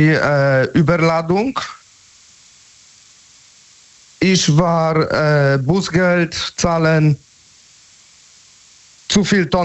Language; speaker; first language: German; non-native, learner; Polish